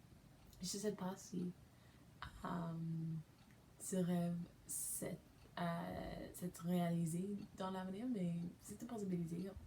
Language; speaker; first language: French; non-native, learner; English